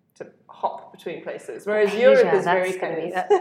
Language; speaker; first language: English; native; English